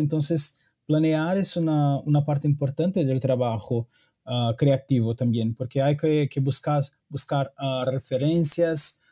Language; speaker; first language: Spanish; non-native, fluent; Portuguese